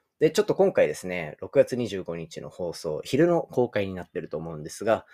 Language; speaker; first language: Japanese; native; Japanese